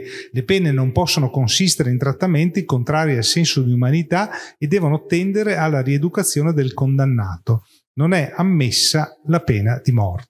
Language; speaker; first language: Italian; native; Italian